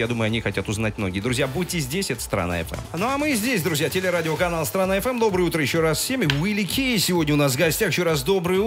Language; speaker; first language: Russian; native; Russian